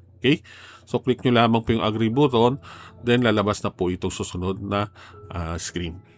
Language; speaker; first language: Filipino; native; Filipino